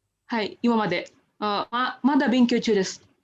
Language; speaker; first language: Japanese; non-native, learner; Indonesian